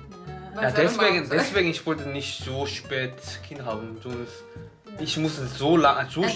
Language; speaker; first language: German; non-native, learner; Korean